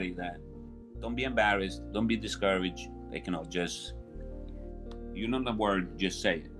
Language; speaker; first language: English; non-native, fluent; Italian